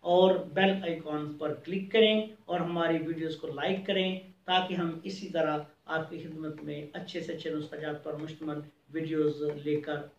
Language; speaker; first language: Urdu; non-native, local second language; Punjabi